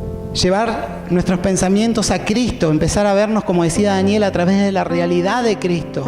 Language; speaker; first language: Spanish; native; Spanish